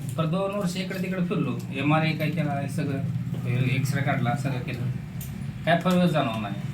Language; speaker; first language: Marathi; non-native, local second language; Urdu